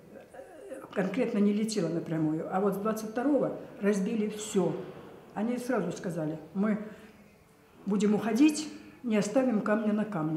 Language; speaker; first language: Russian; native; Russian